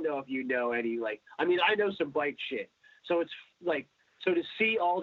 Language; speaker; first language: English; native; English